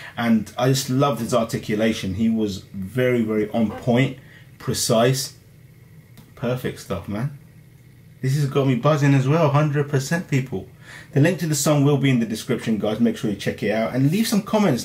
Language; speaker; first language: English; early bilingual, other home language; Hindi